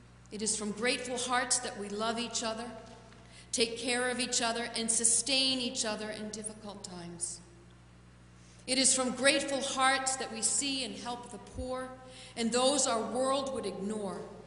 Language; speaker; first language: English; native; English